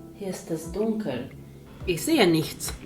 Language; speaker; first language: German; non-native, fluent; Ukrainian